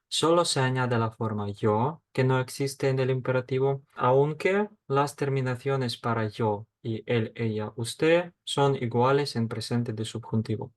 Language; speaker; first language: Spanish; non-native, fluent; Ukrainian